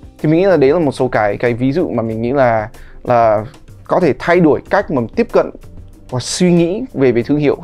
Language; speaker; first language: Vietnamese; early bilingual, heritage; Vietnamese